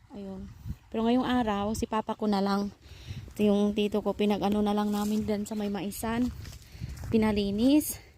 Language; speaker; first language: Filipino; non-native, local second language; Cebuano